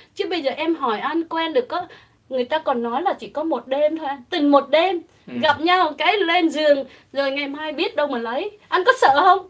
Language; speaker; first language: Vietnamese; native; Vietnamese